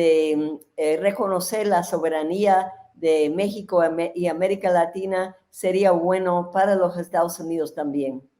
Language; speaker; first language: Spanish; non-native, fluent; English